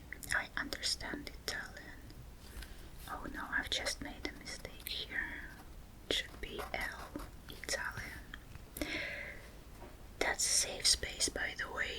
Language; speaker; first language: English; non-native, fluent; Russian